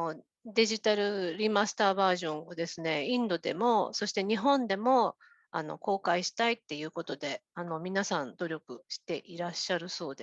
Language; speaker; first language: Japanese; native; Japanese